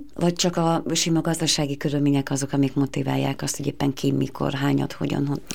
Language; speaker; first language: Hungarian; native; Hungarian